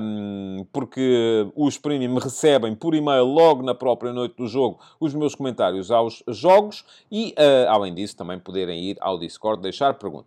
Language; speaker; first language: Portuguese; native; Portuguese